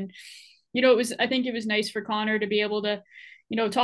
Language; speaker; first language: English; native; English